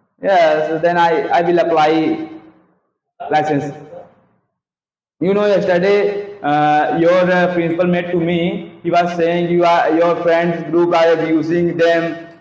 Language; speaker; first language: English; non-native, learner; Hindi